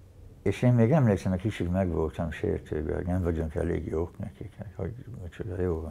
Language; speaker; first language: Hungarian; early bilingual, heritage; Hungarian